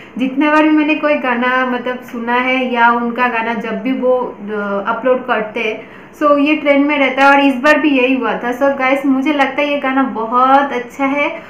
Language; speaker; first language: Hindi; non-native, local second language; Bangla